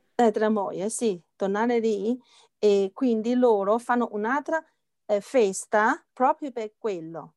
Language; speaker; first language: Italian; non-native, learner; Chinese